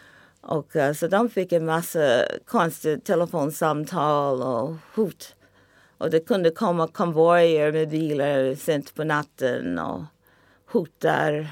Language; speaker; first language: Swedish; non-native, fluent; English